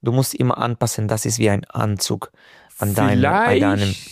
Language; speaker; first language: German; non-native, fluent; Hungarian